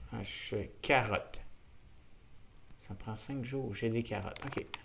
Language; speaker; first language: French; native; French